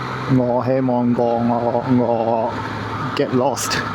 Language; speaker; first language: Chinese; non-native, learner; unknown